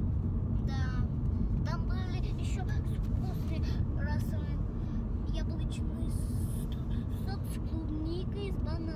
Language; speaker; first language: Russian; early bilingual, heritage; Russian